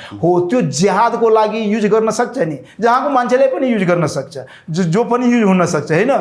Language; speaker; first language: Nepali; non-native, local second language; Rana Tharu